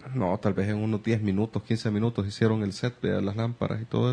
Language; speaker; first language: Spanish; native; Spanish